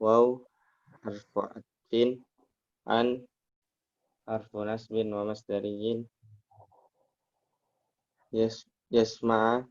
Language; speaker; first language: Arabic; non-native, learner; Indonesian